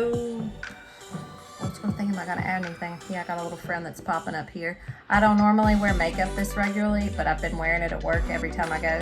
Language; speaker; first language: English; native; English